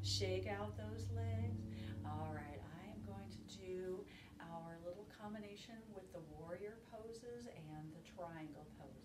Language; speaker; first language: English; native; English